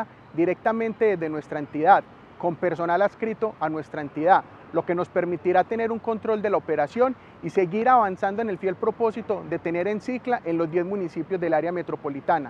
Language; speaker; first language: Spanish; native; Spanish